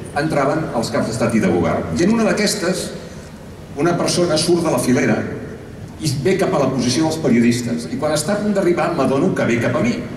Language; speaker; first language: Catalan; native; Catalan